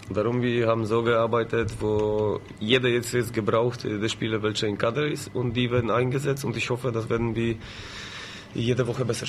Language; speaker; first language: German; non-native, learner; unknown